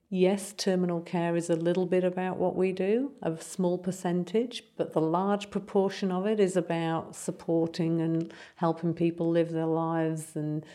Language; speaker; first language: English; native; English